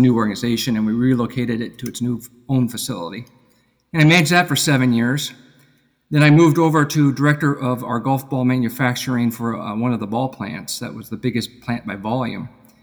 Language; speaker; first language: English; native; English